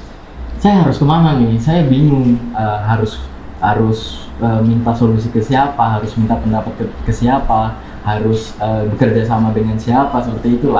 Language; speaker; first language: Indonesian; non-native, local second language; Javanese